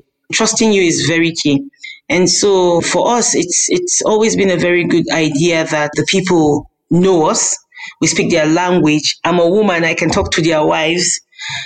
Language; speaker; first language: English; non-native, local second language; Hausa